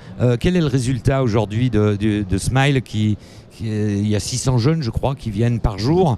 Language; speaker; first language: French; native; French